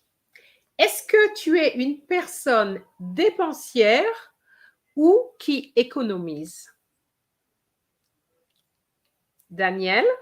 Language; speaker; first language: French; non-native, fluent; English